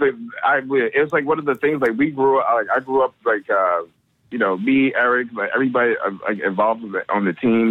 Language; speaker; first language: English; native; English